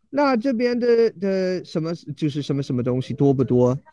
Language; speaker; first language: Chinese; non-native, learner; English